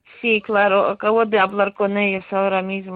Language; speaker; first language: Spanish; non-native, fluent; Ukrainian